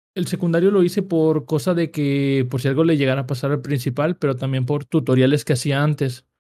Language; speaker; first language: Spanish; native; Spanish